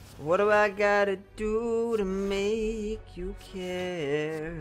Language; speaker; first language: English; native; English